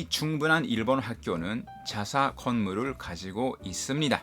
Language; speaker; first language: Korean; non-native, fluent; Japanese